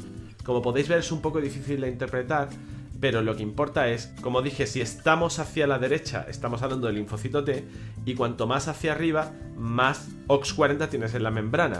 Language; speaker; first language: Spanish; native; Spanish